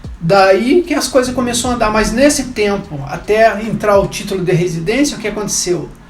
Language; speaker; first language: Portuguese; native; Portuguese